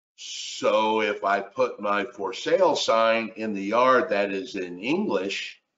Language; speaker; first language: English; native; English